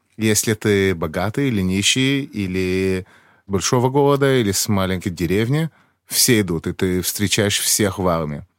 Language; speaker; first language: Russian; early bilingual, heritage; Russian